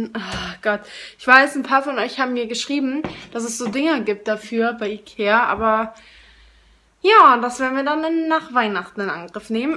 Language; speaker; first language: German; native; German